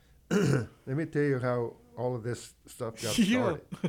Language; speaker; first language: English; native; English